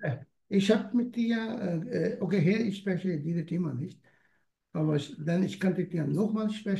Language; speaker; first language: German; non-native, learner; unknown